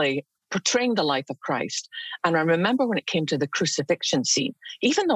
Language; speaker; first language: English; native; English